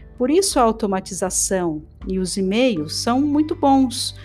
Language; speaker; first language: Portuguese; native; Portuguese